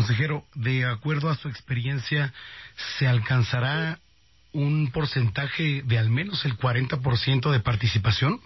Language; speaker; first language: Spanish; native; Spanish